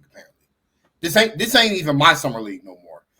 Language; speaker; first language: English; native; English